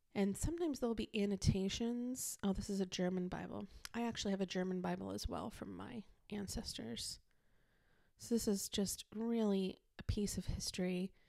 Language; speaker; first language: English; native; English